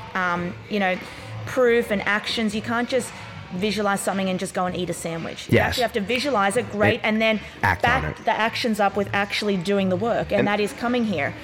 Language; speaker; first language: English; native; English